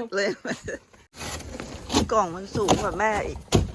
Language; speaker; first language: Thai; native; Thai